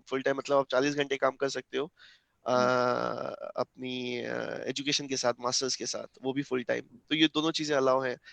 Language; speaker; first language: Urdu; non-native, local second language; Sindhi